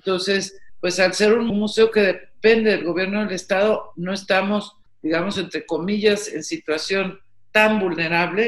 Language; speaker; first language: Spanish; native; Spanish